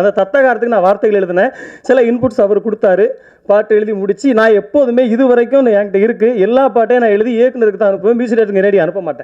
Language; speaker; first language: Tamil; native; Tamil